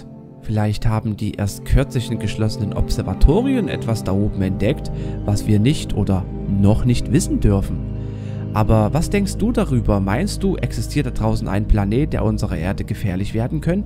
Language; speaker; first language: German; native; German